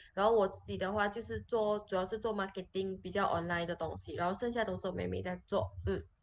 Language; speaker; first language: Chinese; native; Chinese